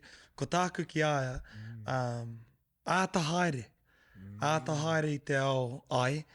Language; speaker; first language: Māori; non-native, local second language; English